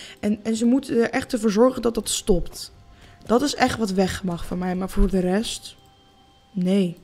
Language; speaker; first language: Dutch; native; Dutch